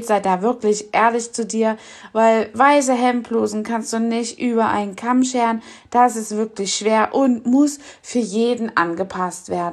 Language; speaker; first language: German; native; German